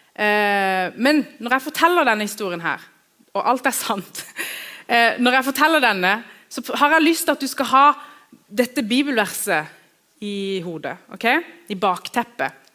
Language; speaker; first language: Norwegian; early bilingual, other home language; Kurdish